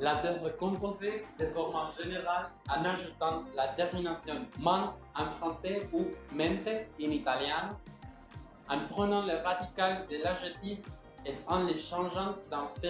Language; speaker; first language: French; non-native, learner; Spanish